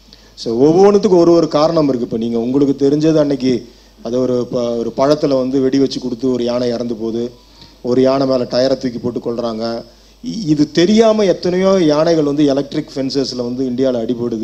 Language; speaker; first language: Tamil; native; Tamil